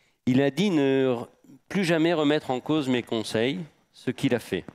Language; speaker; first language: French; native; French